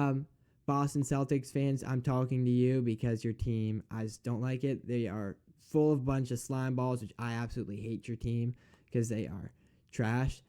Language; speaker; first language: English; native; English